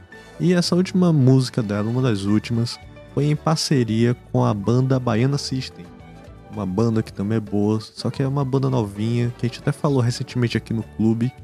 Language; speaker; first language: Portuguese; native; Portuguese